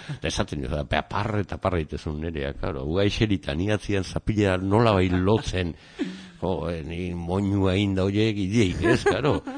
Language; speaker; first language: Basque; native; Basque